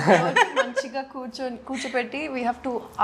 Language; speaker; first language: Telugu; non-native, local second language; Urdu